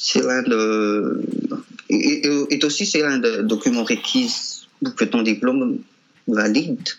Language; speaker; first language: French; non-native, local second language; Malagasy